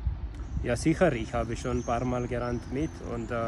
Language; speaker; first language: German; non-native, learner; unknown